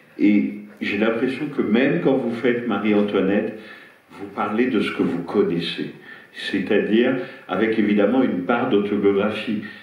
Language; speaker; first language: French; native; French